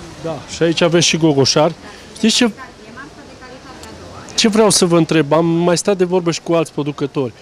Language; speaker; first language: Romanian; native; Romanian